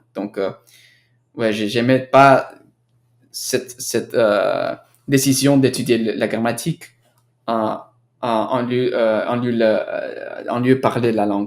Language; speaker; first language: French; non-native, learner; Spanish